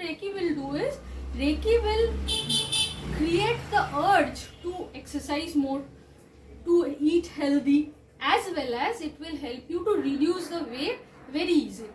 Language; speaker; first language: English; non-native, local second language; Bangla